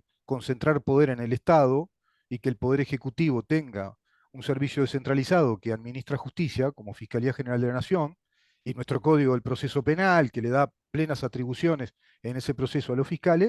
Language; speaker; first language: Spanish; native; Spanish